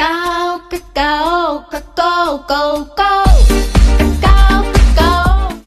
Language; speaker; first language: Russian; non-native, local second language; Kyrgyz